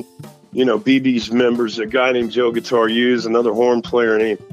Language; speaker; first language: English; native; English